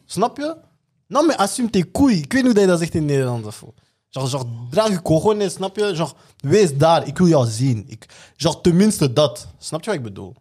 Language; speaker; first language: Dutch; native; Dutch